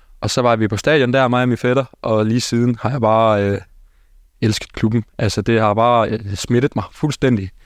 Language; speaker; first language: Danish; early bilingual, other home language; German